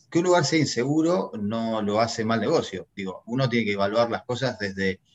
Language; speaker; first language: Spanish; native; Spanish